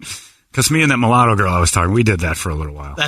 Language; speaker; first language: English; native; English